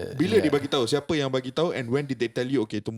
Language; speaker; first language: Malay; native; Malay